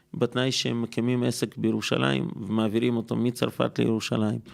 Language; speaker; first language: Hebrew; non-native, fluent; Russian